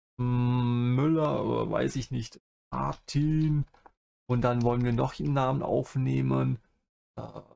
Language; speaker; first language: German; native; German